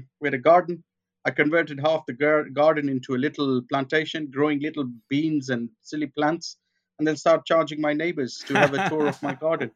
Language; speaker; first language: English; non-native, local second language; Gujarati